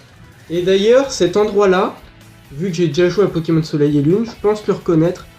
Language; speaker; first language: French; native; French